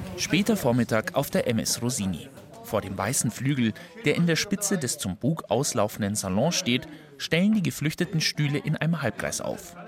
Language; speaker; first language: German; native; German